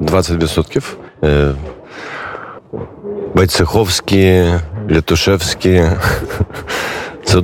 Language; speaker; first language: Polish; non-native, learner; Ukrainian